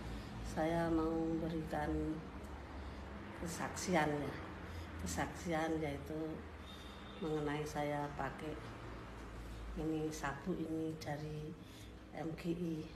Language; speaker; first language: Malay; non-native, local second language; Javanese